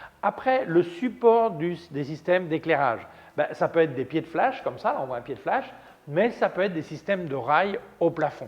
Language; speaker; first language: French; native; French